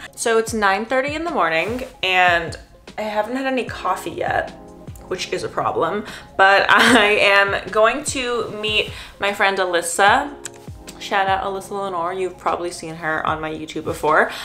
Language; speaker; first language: English; native; English